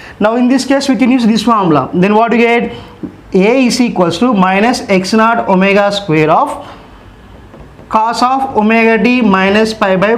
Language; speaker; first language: English; non-native, local second language; Telugu